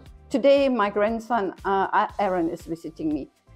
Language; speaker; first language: English; non-native, fluent; German